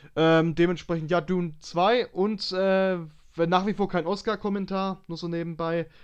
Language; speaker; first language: German; native; German